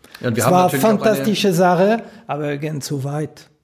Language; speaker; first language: German; non-native, local second language; French